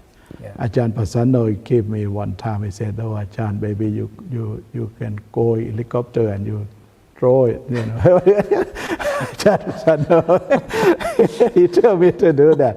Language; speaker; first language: English; non-native, learner; Thai